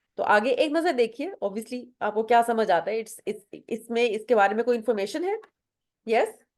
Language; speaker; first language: Urdu; non-native, local second language; Punjabi